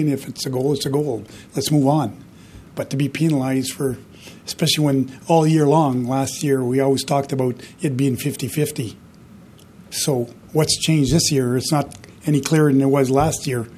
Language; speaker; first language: English; non-native, fluent; French